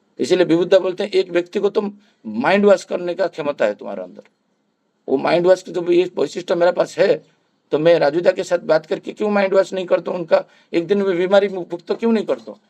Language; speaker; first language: Hindi; non-native, local second language; Bangla